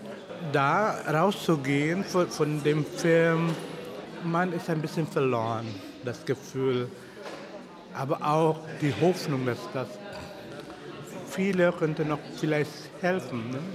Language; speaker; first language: German; non-native, fluent; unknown